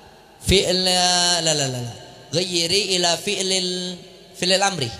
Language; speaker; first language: Arabic; non-native, fluent; Indonesian